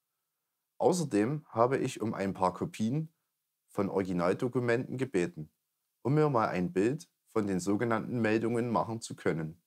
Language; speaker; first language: German; native; German